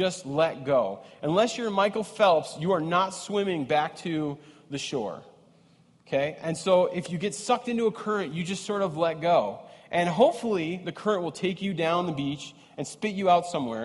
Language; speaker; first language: English; native; English